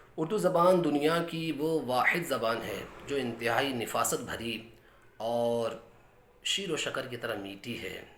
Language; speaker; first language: Urdu; native; Urdu